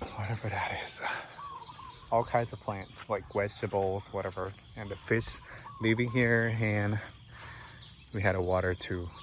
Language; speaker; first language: English; non-native, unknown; Thai